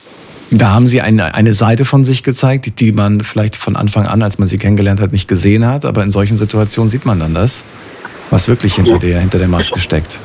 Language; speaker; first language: German; native; German